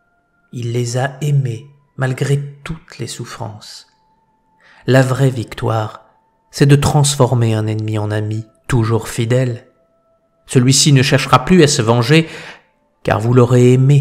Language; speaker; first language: French; native; French